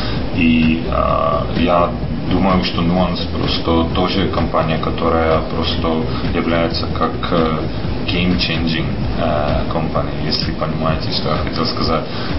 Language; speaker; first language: Russian; non-native, fluent; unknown